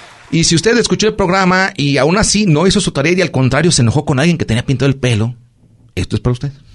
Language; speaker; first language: Spanish; native; Spanish